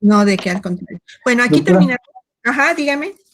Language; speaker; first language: Spanish; native; Spanish